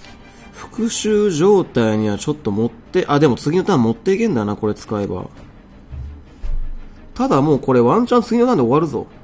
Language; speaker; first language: Japanese; native; Japanese